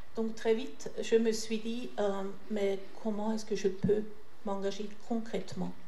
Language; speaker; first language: French; non-native, fluent; German